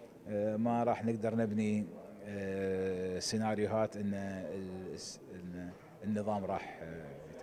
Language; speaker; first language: Arabic; native; Arabic